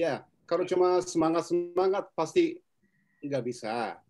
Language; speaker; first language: Indonesian; non-native, fluent; Japanese